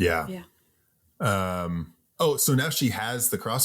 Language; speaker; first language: English; native; English